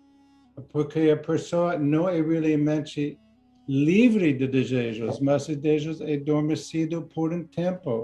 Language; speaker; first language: Portuguese; non-native, learner; English